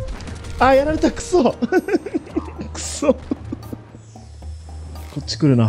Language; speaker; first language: Japanese; native; Japanese